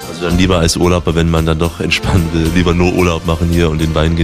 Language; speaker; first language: German; native; German